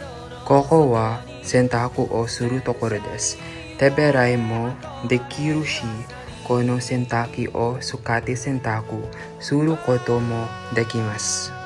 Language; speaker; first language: Japanese; non-native, learner; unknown